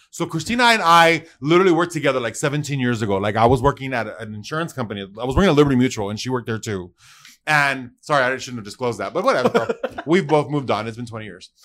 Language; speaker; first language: English; early bilingual, other home language; Spanish